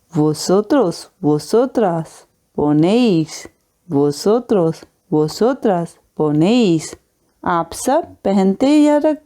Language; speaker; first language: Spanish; non-native, fluent; Hindi